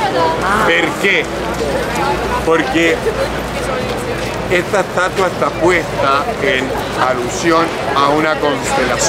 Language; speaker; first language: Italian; non-native, learner; Spanish